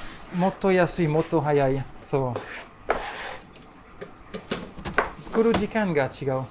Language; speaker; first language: Japanese; non-native, learner; French